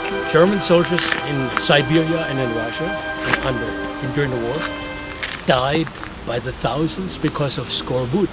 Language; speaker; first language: English; non-native, fluent; German